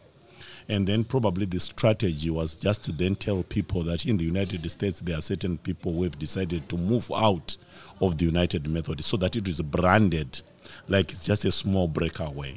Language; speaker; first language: English; non-native, local second language; Shona